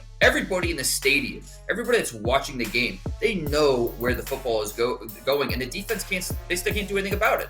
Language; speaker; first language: English; native; English